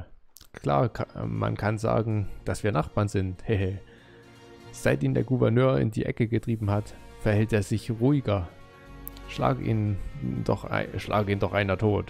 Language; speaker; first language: German; native; German